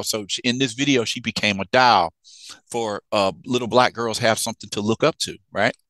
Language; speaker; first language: English; native; English